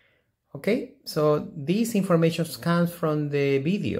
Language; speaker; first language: English; non-native, fluent; Spanish